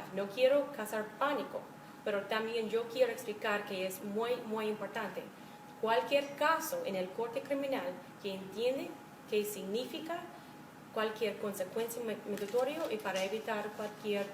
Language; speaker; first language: Spanish; non-native, fluent; English